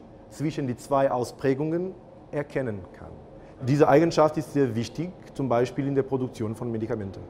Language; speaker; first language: German; non-native, fluent; Portuguese